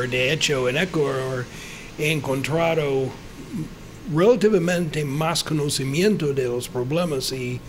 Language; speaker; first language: Spanish; non-native, fluent; English